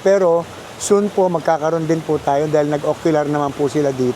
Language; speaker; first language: Filipino; native; Filipino